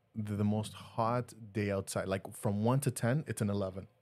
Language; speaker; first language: English; early bilingual, other home language; Spanish